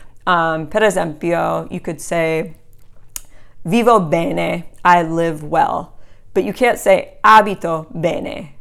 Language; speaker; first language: English; native; English